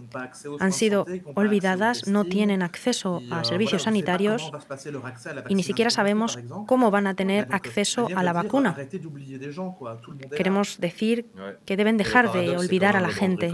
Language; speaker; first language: Spanish; native; Spanish